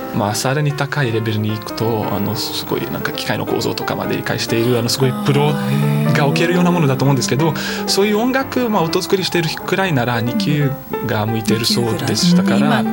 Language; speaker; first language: Japanese; non-native, fluent; Portuguese